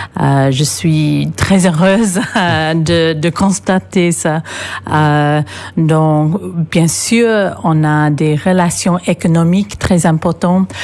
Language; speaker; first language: French; non-native, fluent; English